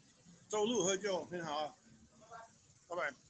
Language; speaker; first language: Chinese; non-native, learner; English